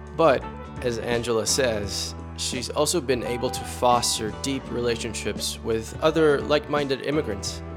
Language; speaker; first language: English; non-native, fluent; Spanish